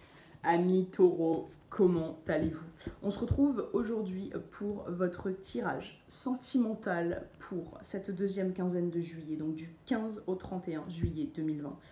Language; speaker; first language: French; native; French